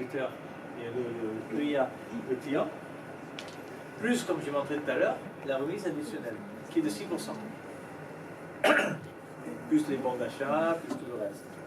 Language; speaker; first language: French; native; French